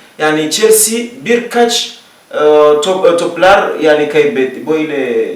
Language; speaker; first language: Turkish; non-native, learner; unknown